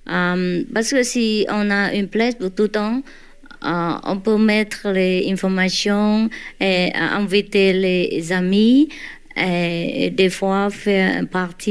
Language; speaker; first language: French; non-native, learner; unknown